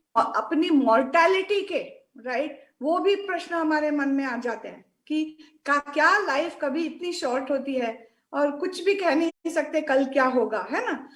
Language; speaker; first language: Hindi; non-native, local second language; Marathi